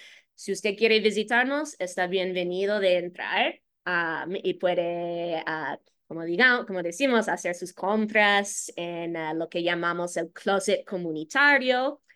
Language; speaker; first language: Spanish; non-native, fluent; English